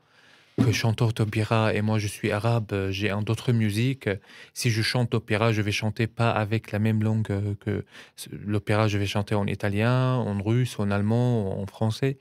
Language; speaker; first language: French; non-native, fluent; Arabic